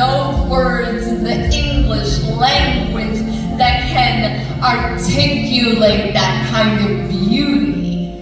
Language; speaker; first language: English; early bilingual, other home language; Punjabi